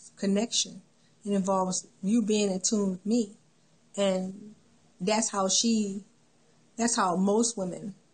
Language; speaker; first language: English; native; English